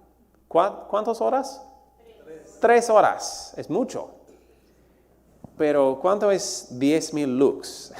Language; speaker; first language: Spanish; non-native, fluent; English